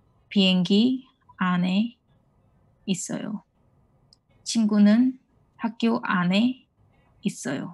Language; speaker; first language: Korean; non-native, fluent; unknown